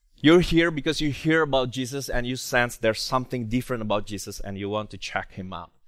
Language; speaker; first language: English; non-native, fluent; Indonesian